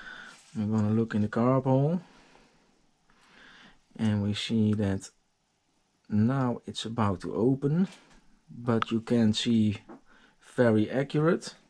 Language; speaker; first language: English; non-native, fluent; Dutch